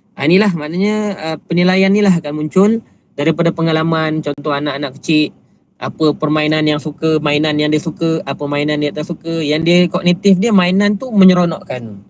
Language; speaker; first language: Malay; native; Malay